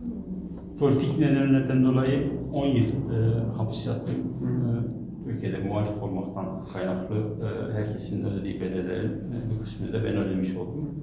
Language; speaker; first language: Turkish; native; Turkish